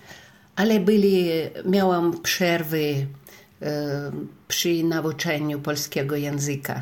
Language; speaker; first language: Polish; non-native, learner; Russian